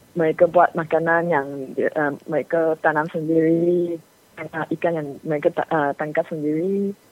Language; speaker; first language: Malay; non-native, learner; Chinese